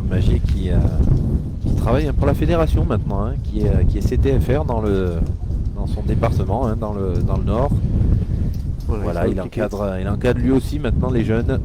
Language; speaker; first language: French; native; French